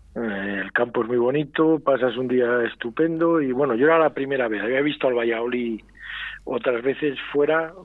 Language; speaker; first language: Spanish; native; Spanish